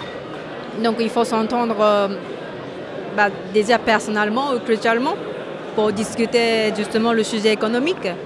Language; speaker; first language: French; non-native, fluent; Japanese